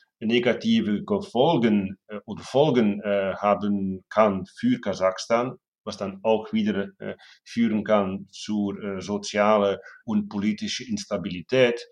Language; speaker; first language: German; non-native, fluent; Dutch